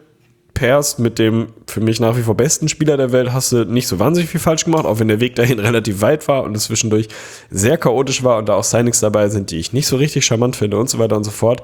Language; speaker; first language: German; native; German